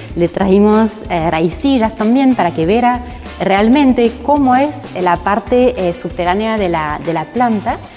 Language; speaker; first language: Spanish; non-native, fluent; French